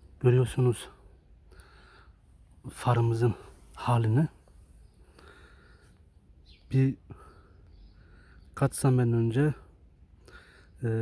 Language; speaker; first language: Turkish; early bilingual, heritage; Turkish